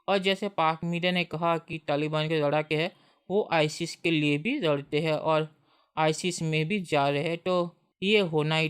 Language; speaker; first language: Hindi; native; Hindi